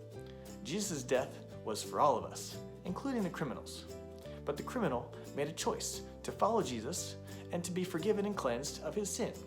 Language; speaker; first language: English; native; English